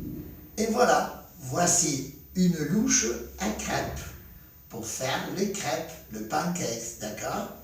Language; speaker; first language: French; non-native, fluent; Spanish